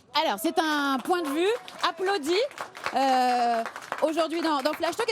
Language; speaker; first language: French; native; French